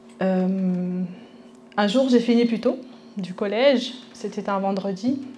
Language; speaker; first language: French; early bilingual, other home language; Spanish